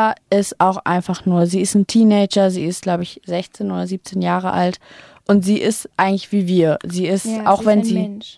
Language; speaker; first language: German; native; German